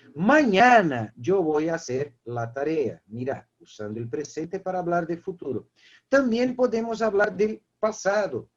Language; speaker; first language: Spanish; non-native, fluent; Portuguese